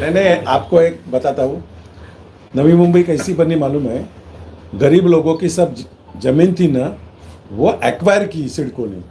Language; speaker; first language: Hindi; non-native, local second language; Marathi